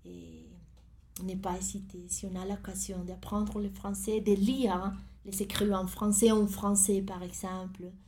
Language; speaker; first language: French; non-native, fluent; Spanish